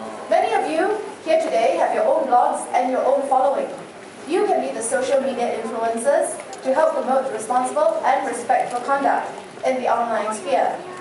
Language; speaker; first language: English; non-native, local second language; Chinese